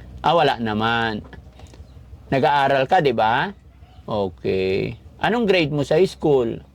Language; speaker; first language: Filipino; native; Filipino